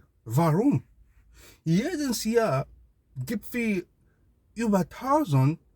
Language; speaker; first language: German; non-native, learner; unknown